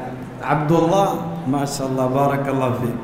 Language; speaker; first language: Arabic; non-native, fluent; Urdu